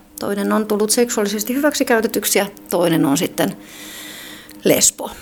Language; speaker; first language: Finnish; native; Finnish